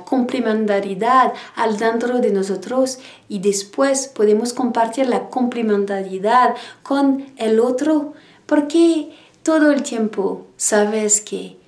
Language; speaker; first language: Spanish; non-native, learner; French